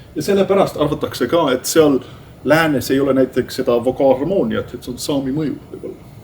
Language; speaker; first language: Estonian; non-native, fluent; Dutch